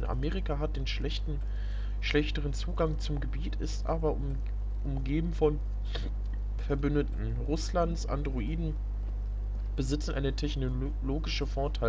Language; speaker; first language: German; native; German